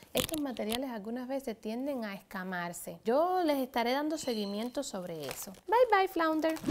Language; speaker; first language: Spanish; native; Spanish